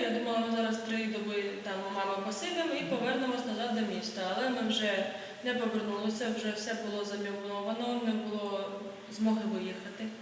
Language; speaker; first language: Ukrainian; native; Ukrainian